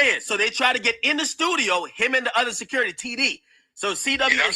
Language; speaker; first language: English; native; English